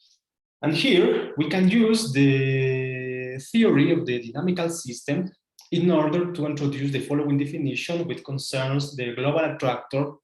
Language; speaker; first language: English; non-native, fluent; Spanish